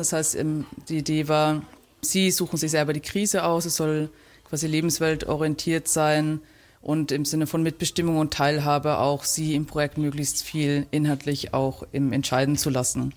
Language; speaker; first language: German; native; German